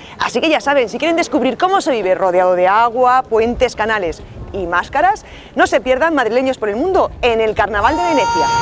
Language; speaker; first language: Spanish; native; Spanish